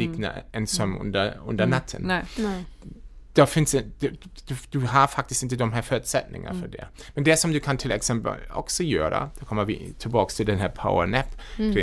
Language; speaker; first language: Swedish; non-native, fluent; German